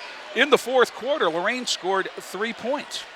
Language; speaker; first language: English; native; English